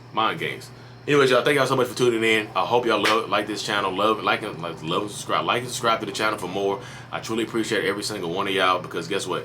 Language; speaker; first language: English; native; English